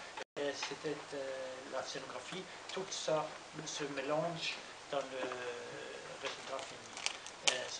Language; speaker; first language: French; non-native, learner; Norwegian